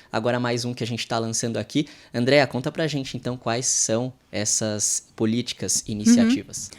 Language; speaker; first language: Portuguese; native; Portuguese